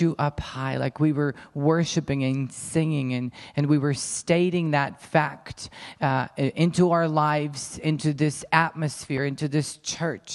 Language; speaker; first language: English; non-native, fluent; Ukrainian